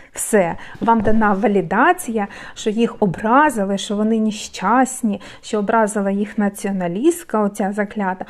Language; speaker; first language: Ukrainian; non-native, local second language; Russian